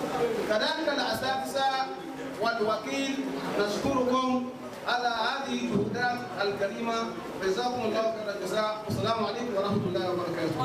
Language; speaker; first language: Arabic; non-native, fluent; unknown